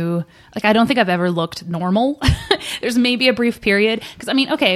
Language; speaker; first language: English; native; English